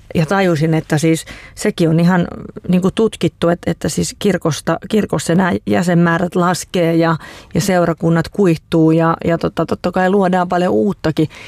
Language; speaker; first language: Finnish; native; Finnish